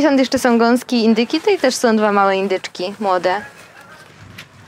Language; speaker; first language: Polish; native; Polish